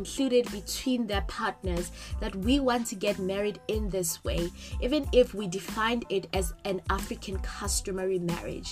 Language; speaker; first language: English; non-native, local second language; Southern Sotho